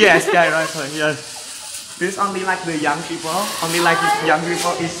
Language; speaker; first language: English; non-native, learner; Indonesian